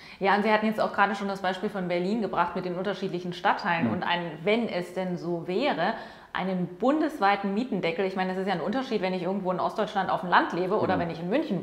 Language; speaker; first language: German; native; German